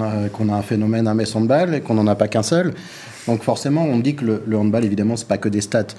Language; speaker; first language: French; native; French